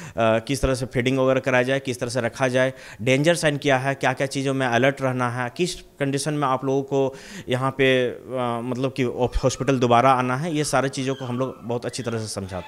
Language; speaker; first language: Hindi; native; Hindi